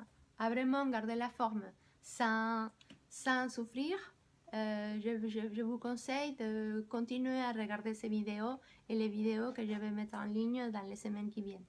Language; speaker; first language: French; non-native, fluent; Spanish